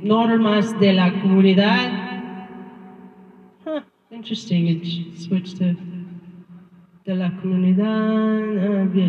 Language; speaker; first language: Spanish; non-native, learner; English